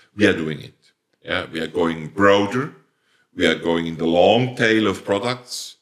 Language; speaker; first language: English; non-native, fluent; German